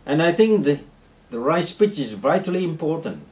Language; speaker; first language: English; non-native, fluent; Vietnamese